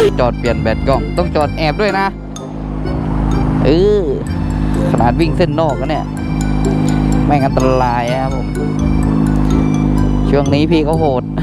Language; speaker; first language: Thai; native; Thai